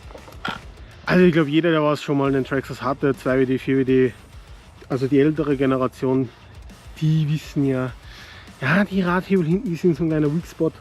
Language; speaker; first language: German; native; German